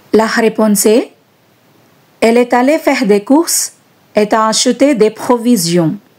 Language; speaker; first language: French; non-native, fluent; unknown